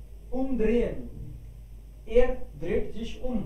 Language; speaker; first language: German; non-native, fluent; Hindi